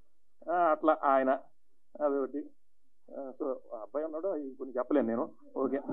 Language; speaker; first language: Telugu; native; Telugu